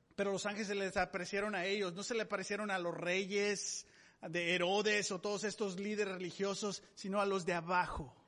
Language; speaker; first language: Spanish; native; Spanish